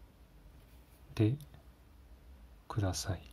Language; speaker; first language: Japanese; non-native, learner; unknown